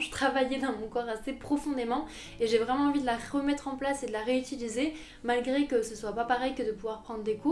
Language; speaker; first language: French; native; French